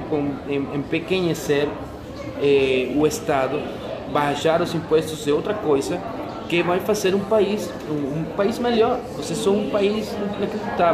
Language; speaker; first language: Portuguese; non-native, fluent; Spanish